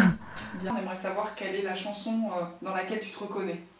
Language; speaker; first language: French; native; French